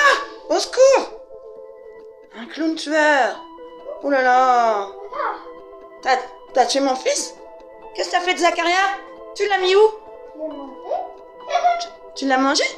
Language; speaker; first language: French; native; French